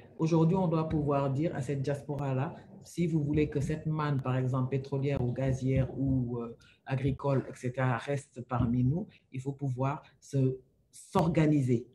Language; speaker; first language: French; non-native, local second language; Wolof